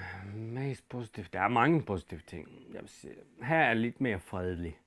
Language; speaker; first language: Danish; non-native, fluent; Turkish